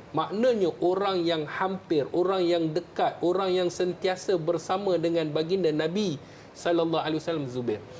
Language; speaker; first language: Malay; native; Malay